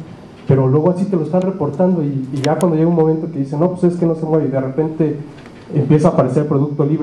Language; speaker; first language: Spanish; native; Spanish